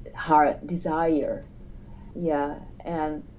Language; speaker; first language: English; non-native, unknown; Japanese